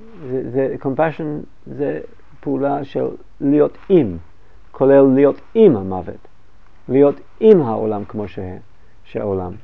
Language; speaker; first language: Hebrew; non-native, fluent; English